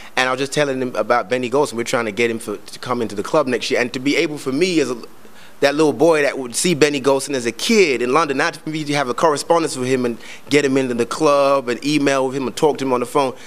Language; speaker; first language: English; native; English